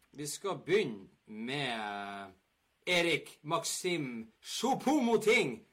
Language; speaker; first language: Norwegian; native; Norwegian